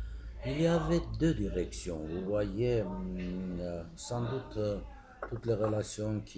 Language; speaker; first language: French; non-native, fluent; Armenian